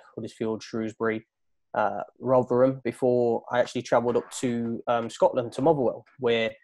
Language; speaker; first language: English; native; English